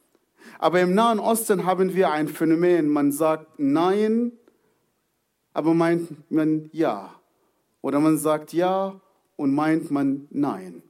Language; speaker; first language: German; non-native, fluent; Arabic